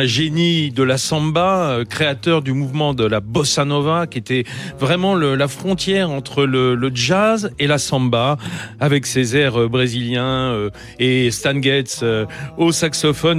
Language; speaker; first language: French; native; French